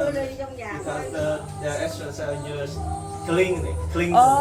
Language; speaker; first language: English; non-native, learner; Vietnamese